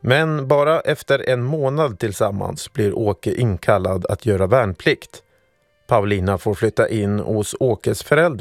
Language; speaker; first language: Swedish; native; Swedish